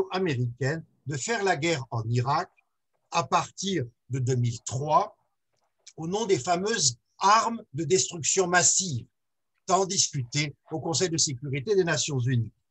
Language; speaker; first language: French; native; French